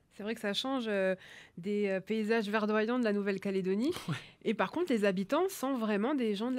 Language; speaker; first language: French; native; French